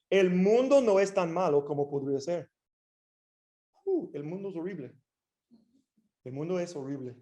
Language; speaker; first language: Spanish; non-native, fluent; English